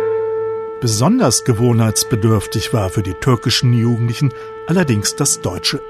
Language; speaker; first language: German; native; German